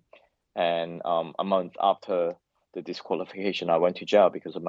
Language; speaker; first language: English; non-native, local second language; Cantonese